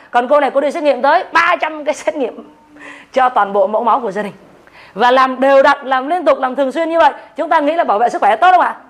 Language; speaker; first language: Vietnamese; native; Vietnamese